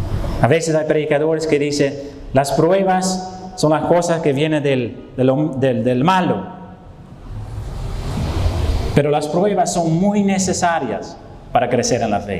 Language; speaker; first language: Spanish; non-native, fluent; Dutch